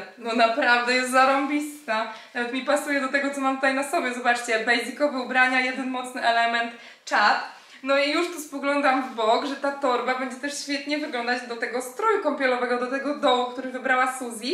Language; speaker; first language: Polish; native; Polish